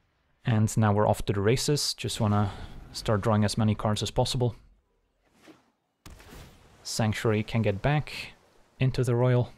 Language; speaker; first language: English; native; English